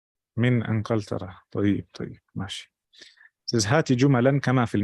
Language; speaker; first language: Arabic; non-native, fluent; English